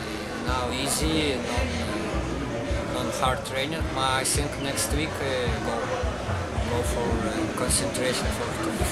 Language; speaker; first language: English; non-native, learner; Ukrainian